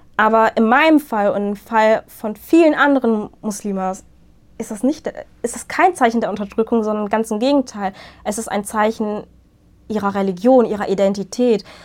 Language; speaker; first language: German; early bilingual, other home language; Arabic